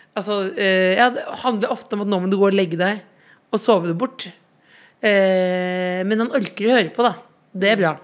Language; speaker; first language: Norwegian; native; Norwegian